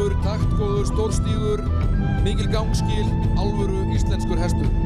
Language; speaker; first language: Icelandic; native; Icelandic